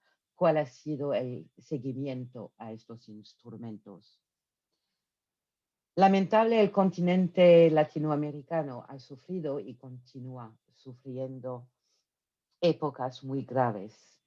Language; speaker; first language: Spanish; non-native, fluent; French